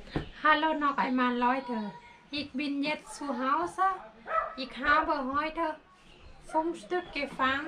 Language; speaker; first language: German; non-native, learner; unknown